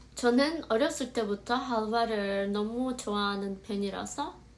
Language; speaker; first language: Korean; non-native, fluent; Azerbaijani